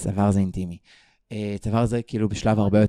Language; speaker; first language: Hebrew; native; Hebrew